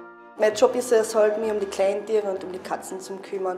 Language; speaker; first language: German; native; German